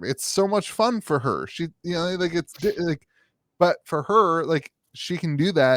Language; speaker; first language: English; native; English